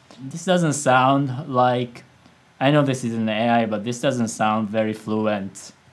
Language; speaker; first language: English; non-native, fluent; Japanese